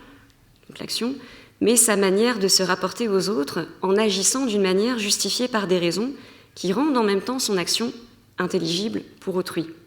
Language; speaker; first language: French; native; French